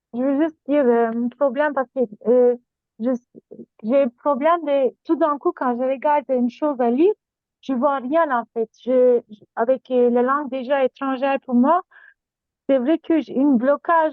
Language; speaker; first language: French; non-native, learner; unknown